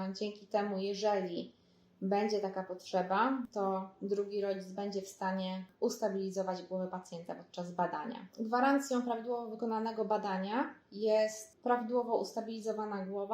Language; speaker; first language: Polish; native; Polish